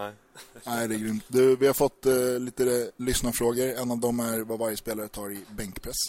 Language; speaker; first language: Swedish; native; Swedish